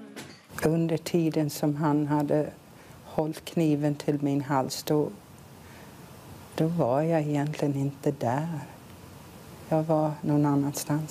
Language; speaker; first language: Swedish; non-native, fluent; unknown